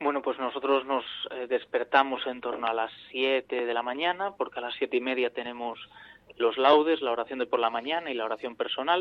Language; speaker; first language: Spanish; native; Spanish